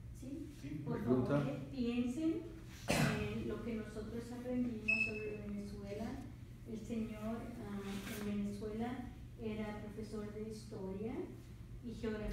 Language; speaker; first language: Spanish; non-native, fluent; English